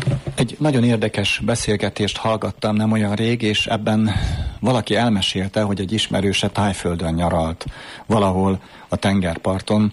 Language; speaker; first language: Hungarian; native; Hungarian